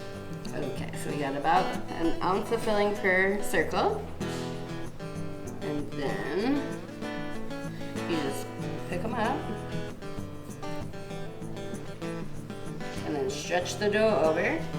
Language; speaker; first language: English; native; English